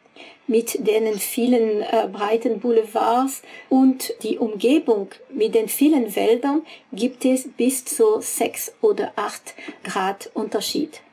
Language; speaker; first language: German; non-native, fluent; French